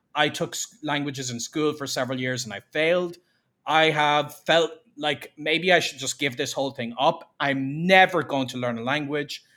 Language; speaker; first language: English; native; English